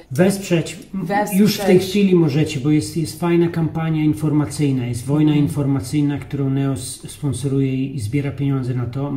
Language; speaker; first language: Polish; native; Polish